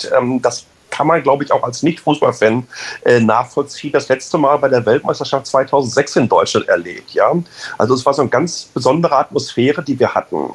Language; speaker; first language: German; native; German